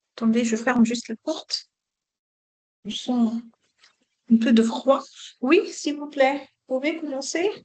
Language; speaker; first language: French; non-native, local second language; Arabic